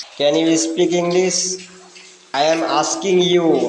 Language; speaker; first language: English; non-native, learner; Bangla